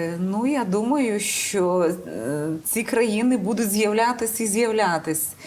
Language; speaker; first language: Ukrainian; native; Ukrainian